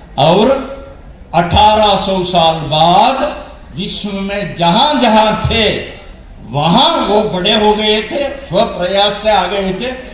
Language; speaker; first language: Hindi; non-native, local second language; Konkani